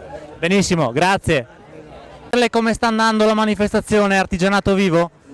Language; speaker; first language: Italian; native; Italian